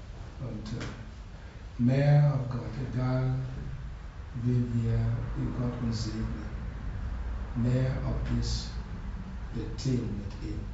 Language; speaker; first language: German; non-native, learner; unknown